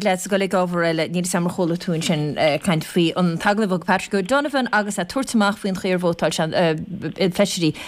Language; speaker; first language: Irish; native; Irish